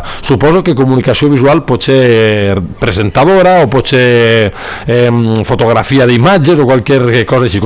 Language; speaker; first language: Catalan; native; Catalan